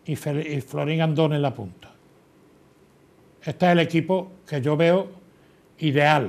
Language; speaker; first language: Spanish; native; Spanish